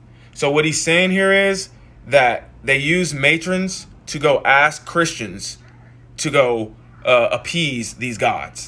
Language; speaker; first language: English; native; English